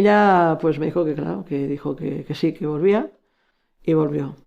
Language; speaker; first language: Spanish; native; Spanish